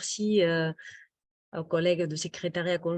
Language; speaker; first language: French; non-native, local second language; Spanish